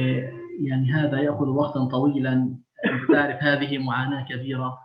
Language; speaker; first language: Arabic; native; Arabic